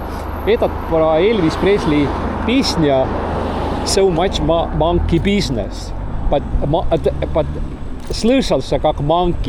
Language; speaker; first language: Russian; non-native, local second language; Estonian